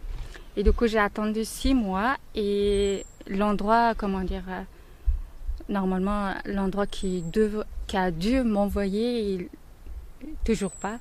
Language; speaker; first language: French; non-native, learner; Mongolian